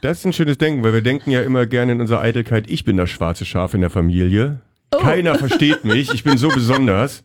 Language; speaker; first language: German; native; German